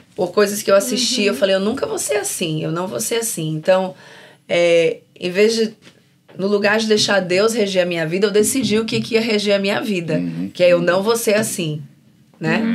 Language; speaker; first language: Portuguese; native; Portuguese